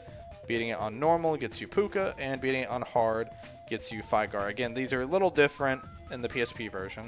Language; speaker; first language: English; native; English